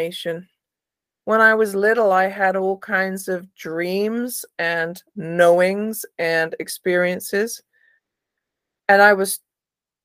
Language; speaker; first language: English; native; English